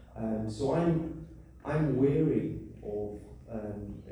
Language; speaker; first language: English; native; English